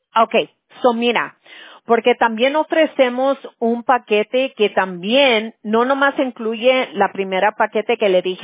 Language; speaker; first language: Spanish; early bilingual, heritage; Spanish